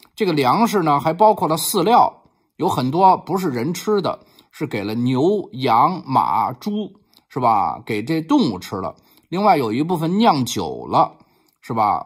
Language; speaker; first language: Chinese; native; Chinese